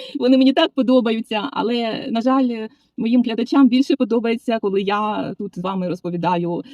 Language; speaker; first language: Ukrainian; native; Ukrainian